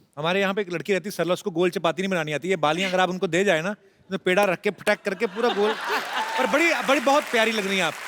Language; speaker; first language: Hindi; non-native, local second language; Punjabi